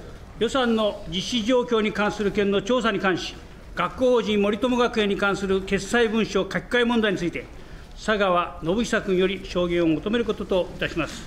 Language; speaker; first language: Japanese; native; Japanese